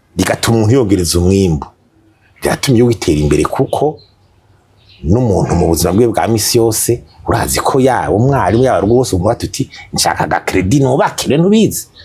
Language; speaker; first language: Rundi; native; Rundi